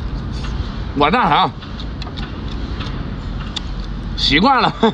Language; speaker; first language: Chinese; native; Chinese